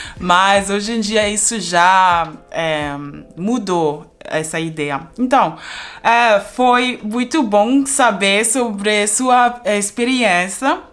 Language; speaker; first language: Portuguese; non-native, fluent; German